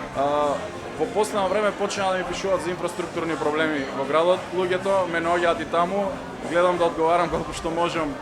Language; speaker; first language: Macedonian; native; Macedonian